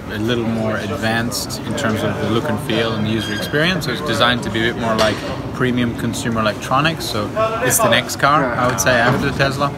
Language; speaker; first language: English; non-native, fluent; Ukrainian